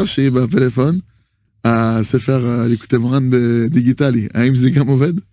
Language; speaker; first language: Hebrew; non-native, fluent; French